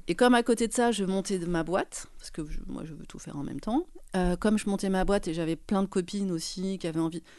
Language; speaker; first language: French; native; French